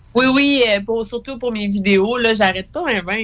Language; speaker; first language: French; native; French